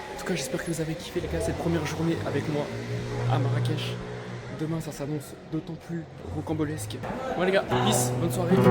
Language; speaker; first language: French; native; French